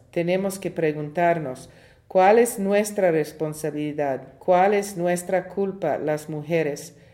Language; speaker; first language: Spanish; non-native, fluent; Italian